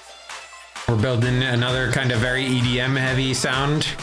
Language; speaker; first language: English; native; English